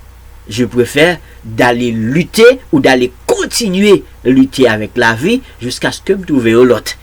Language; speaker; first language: French; non-native, local second language; Haitian Creole